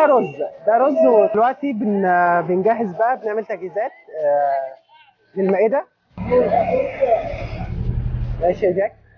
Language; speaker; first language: Arabic; native; Arabic